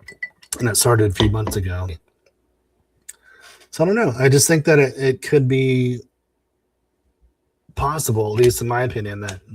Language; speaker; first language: English; native; English